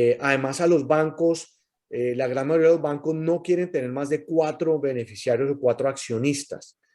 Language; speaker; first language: Spanish; native; Spanish